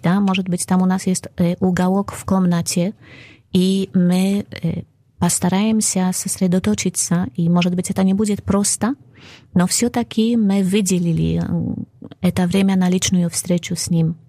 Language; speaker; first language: Russian; non-native, fluent; Polish